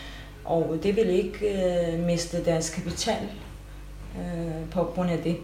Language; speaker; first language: Danish; non-native, fluent; Kurdish